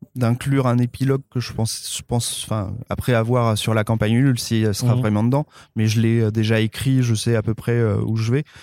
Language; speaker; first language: French; native; French